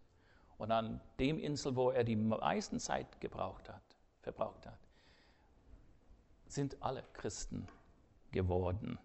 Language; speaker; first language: German; non-native, fluent; English